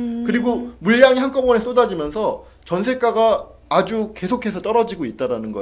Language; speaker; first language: Korean; native; Korean